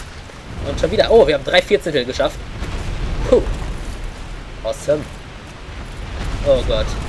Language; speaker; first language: German; native; German